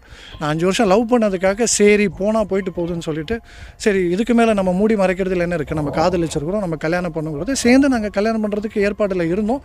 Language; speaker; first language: Tamil; native; Tamil